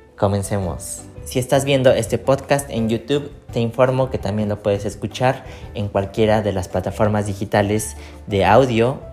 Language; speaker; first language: Spanish; native; Spanish